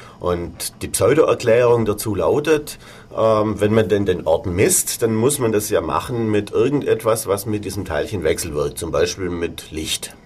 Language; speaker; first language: German; native; German